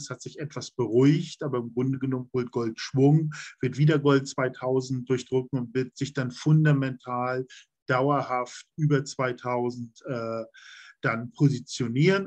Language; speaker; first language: German; native; German